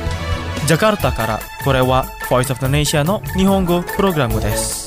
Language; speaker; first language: Japanese; non-native, fluent; Indonesian